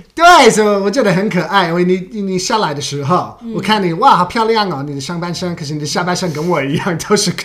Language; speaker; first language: Chinese; non-native, fluent; English